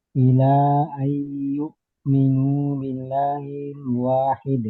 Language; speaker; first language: Arabic; non-native, learner; Indonesian